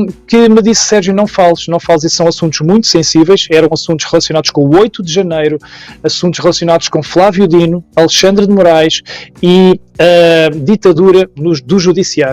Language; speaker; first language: Portuguese; native; Portuguese